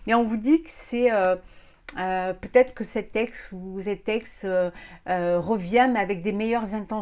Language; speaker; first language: French; native; French